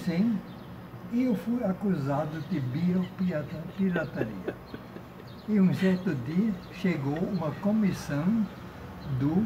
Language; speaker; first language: Portuguese; non-native, fluent; German